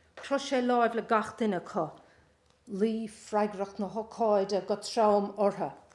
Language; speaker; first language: Irish; native; Irish